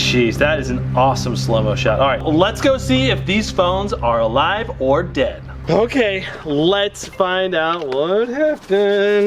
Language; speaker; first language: English; native; English